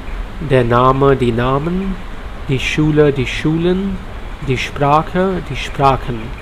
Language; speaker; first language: German; non-native, learner; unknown